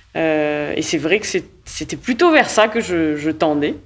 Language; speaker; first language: French; native; French